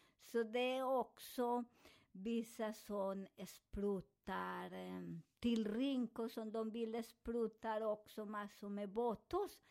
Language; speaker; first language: Swedish; non-native, fluent; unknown